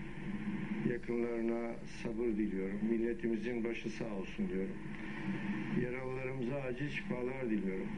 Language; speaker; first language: Turkish; native; Turkish